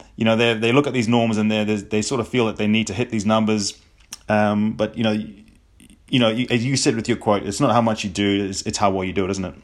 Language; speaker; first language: English; native; English